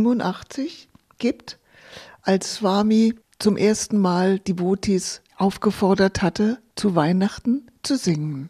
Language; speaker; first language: German; native; German